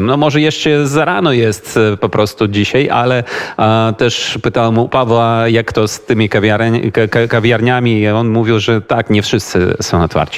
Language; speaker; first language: Polish; non-native, fluent; Ukrainian